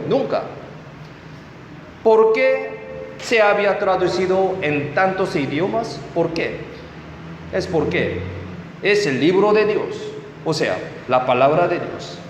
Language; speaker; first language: Spanish; non-native, fluent; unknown